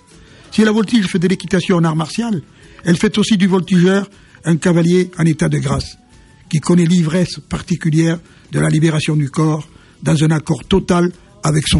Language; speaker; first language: French; native; French